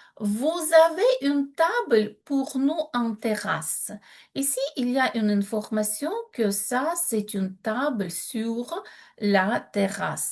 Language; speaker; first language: French; non-native, fluent; Ukrainian